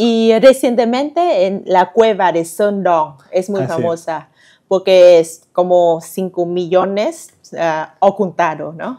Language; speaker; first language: Spanish; non-native, learner; Vietnamese